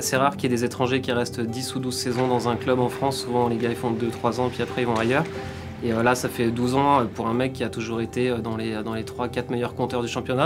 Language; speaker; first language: French; native; French